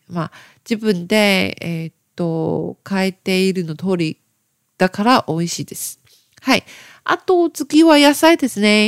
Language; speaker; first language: Japanese; non-native, learner; Chinese